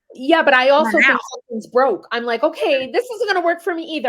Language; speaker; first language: English; native; English